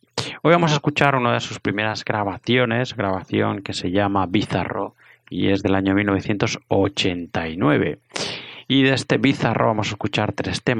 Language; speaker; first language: Spanish; native; Spanish